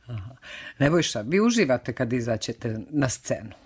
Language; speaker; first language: Croatian; native; Croatian